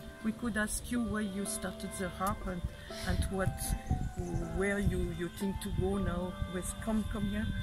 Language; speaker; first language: English; non-native, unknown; French